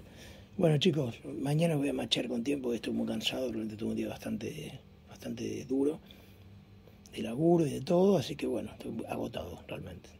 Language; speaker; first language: Spanish; native; Spanish